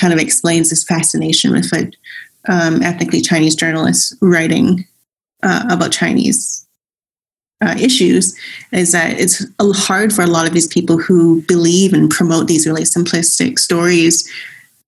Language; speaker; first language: English; non-native, local second language; Cantonese